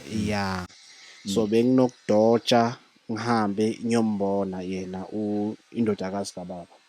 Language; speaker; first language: Zulu; non-native, local second language; Southern Sotho